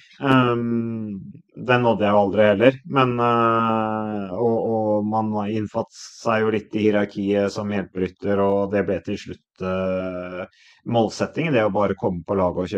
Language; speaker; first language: Norwegian; native; Norwegian